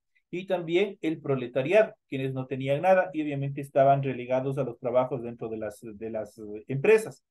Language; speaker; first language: Spanish; native; Spanish